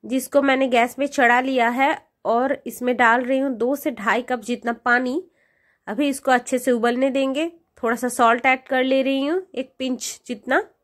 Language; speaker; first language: Hindi; non-native, local second language; Bangla